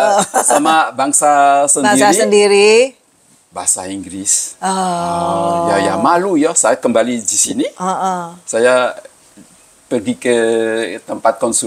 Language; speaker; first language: Indonesian; early bilingual, heritage; Javanese